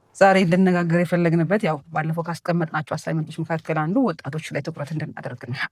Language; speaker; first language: Amharic; native; Amharic